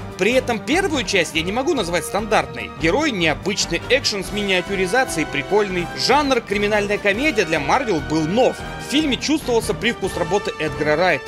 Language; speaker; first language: Russian; native; Russian